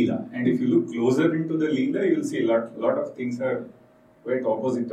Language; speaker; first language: English; non-native, local second language; Kannada